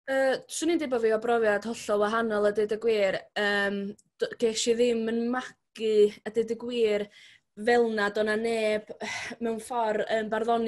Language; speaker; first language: Welsh; native; Welsh